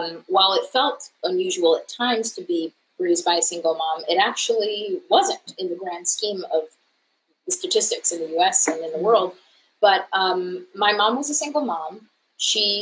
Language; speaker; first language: English; native; English